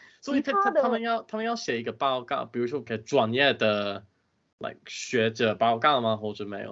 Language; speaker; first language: Chinese; non-native, fluent; English